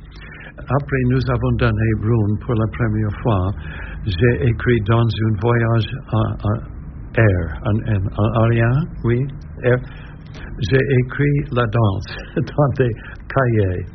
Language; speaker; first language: French; non-native, learner; English